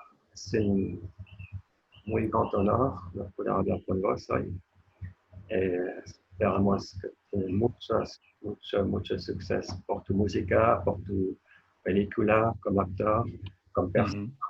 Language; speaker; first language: Spanish; non-native, fluent; French